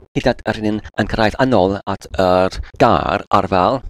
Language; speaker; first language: Welsh; non-native, learner; English